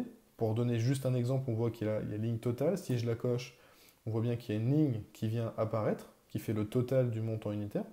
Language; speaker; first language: French; native; French